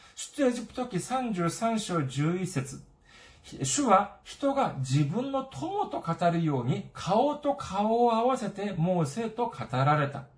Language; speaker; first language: Japanese; non-native, fluent; Korean